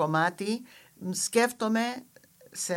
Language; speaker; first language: Greek; non-native, learner; English